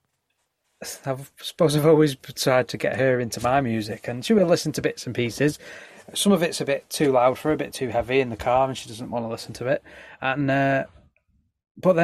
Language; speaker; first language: English; native; English